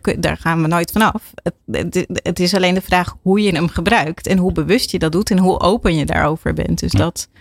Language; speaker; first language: Dutch; native; Dutch